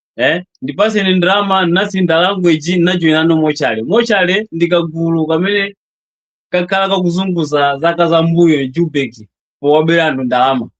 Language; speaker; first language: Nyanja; non-native, local second language; Yao